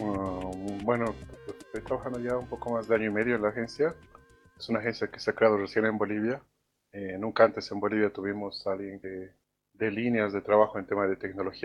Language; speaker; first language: Spanish; native; Spanish